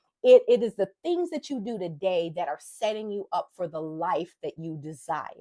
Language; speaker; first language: English; native; English